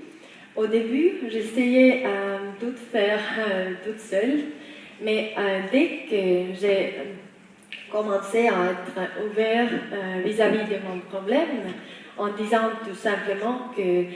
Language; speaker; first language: French; non-native, fluent; Estonian